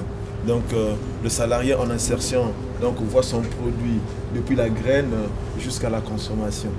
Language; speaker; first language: French; native; French